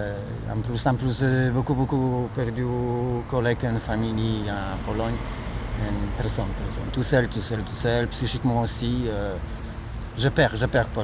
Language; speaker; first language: French; non-native, learner; Polish